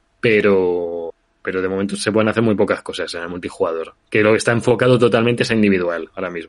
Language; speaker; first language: Spanish; native; Spanish